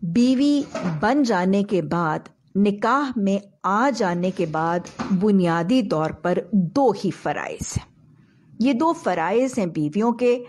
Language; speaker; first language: Urdu; native; Urdu